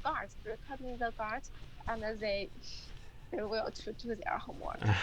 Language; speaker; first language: English; non-native, learner; Chinese